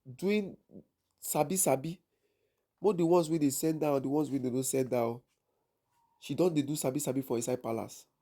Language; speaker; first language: Nigerian Pidgin; non-native, local second language; Yoruba